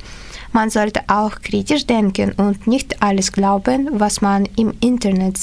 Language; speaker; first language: German; non-native, fluent; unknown